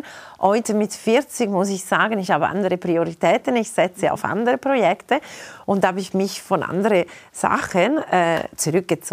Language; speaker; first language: German; non-native, local second language; Italian